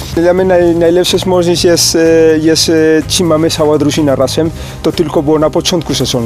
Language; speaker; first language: Polish; non-native, learner; Spanish